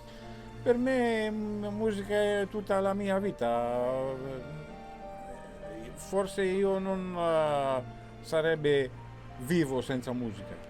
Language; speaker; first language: Italian; non-native, fluent; Greek